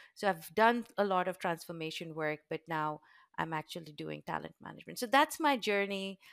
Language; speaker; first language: English; non-native, local second language; Hindi